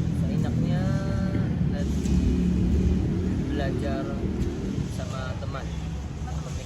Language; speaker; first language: Indonesian; non-native, learner; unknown